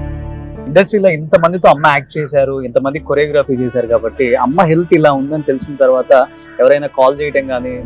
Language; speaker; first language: Telugu; native; Telugu